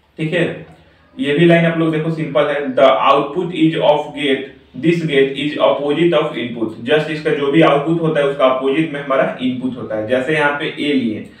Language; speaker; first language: Hindi; native; Hindi